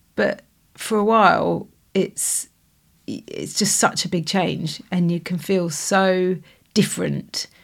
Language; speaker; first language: English; native; English